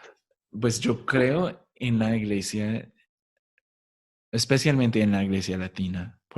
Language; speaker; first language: Spanish; non-native, fluent; English